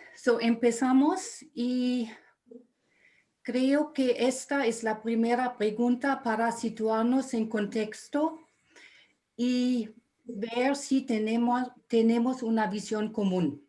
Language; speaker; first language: Spanish; non-native, fluent; German